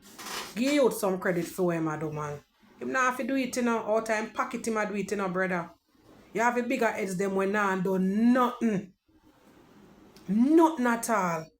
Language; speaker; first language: English; native; English